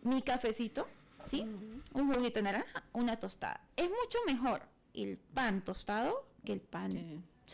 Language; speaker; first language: Spanish; native; Spanish